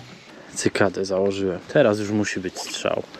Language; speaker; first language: Polish; native; Polish